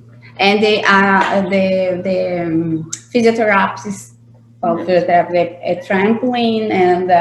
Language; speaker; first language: English; non-native, learner; Portuguese